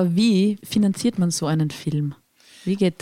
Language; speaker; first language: German; native; German